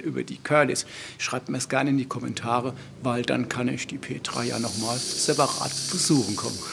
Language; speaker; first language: German; native; German